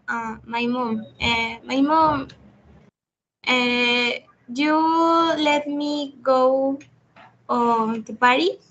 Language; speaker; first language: English; non-native, learner; Spanish